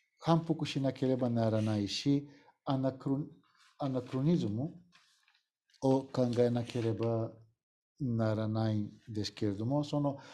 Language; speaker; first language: Japanese; non-native, fluent; Bulgarian